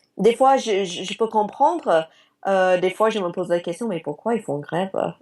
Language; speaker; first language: French; non-native, fluent; English